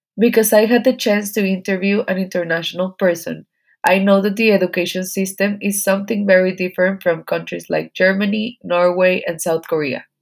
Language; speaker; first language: English; non-native, fluent; Spanish